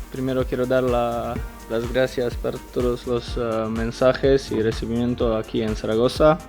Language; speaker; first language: Spanish; non-native, fluent; Slovenian